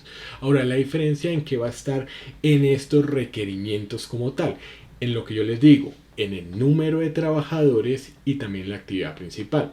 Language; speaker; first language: Spanish; native; Spanish